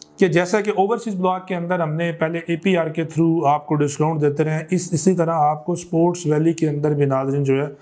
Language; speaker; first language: Urdu; non-native, local second language; Punjabi